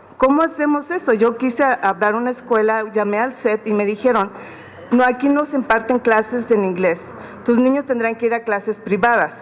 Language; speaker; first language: Spanish; early bilingual, heritage; Spanish